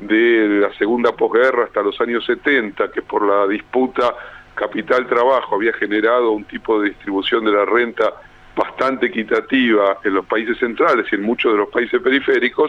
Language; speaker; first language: Spanish; native; Spanish